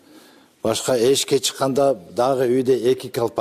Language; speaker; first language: Kyrgyz; non-native, local second language; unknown